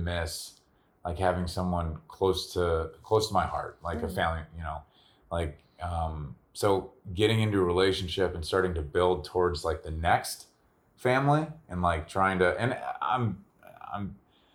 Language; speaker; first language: English; native; English